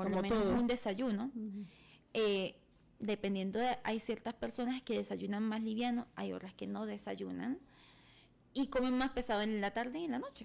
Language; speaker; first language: Spanish; native; Spanish